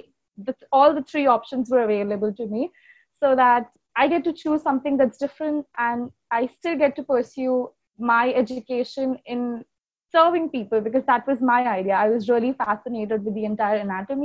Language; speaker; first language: English; non-native, local second language; Hindi